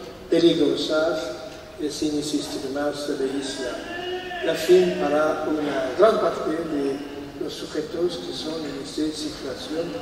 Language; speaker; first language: Spanish; non-native, fluent; French